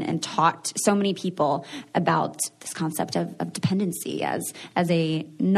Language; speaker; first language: English; native; English